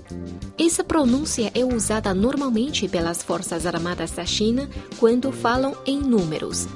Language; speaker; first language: Portuguese; non-native, fluent; Chinese